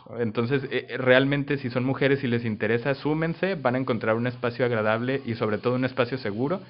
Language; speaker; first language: Spanish; native; Spanish